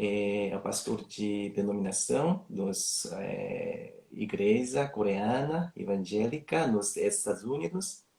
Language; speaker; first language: Portuguese; non-native, learner; Korean